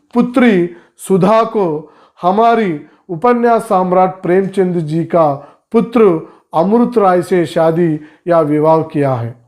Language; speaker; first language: Hindi; non-native, local second language; Telugu